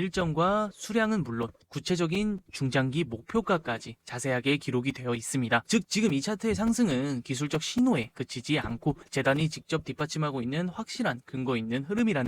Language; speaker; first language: Korean; native; Korean